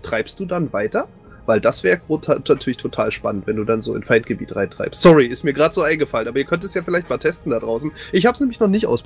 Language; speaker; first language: German; native; German